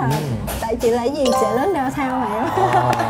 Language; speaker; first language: Vietnamese; native; Vietnamese